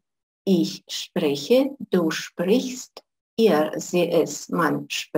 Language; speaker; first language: German; non-native, fluent; Russian